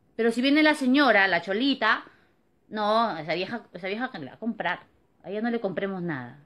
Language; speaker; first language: Spanish; native; Spanish